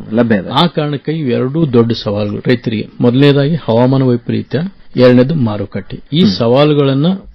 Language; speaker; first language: Kannada; native; Kannada